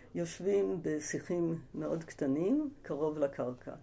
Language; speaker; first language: Hebrew; early bilingual, other home language; English